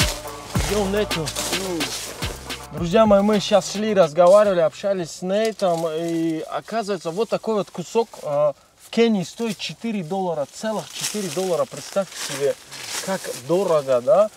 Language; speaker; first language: Russian; non-native, local second language; Tajik